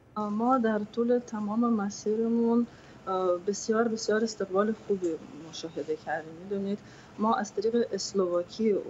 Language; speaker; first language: Persian; non-native, fluent; Ukrainian